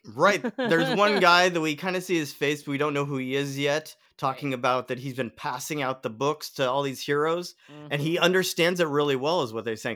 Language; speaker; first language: English; native; English